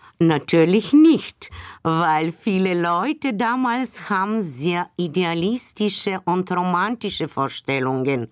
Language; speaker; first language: German; non-native, fluent; Bulgarian